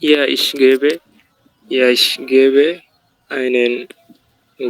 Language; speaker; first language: German; non-native, learner; Bangla